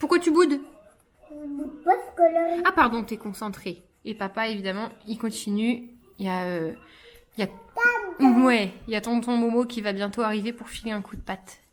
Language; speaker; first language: French; native; French